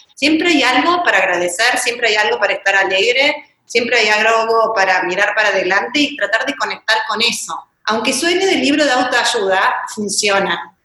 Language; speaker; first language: Spanish; native; Spanish